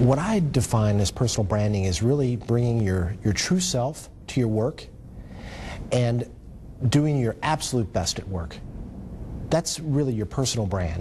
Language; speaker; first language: English; native; English